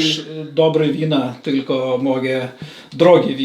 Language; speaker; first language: Polish; non-native, learner; Lithuanian